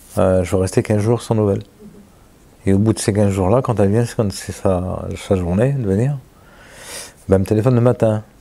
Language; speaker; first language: French; native; French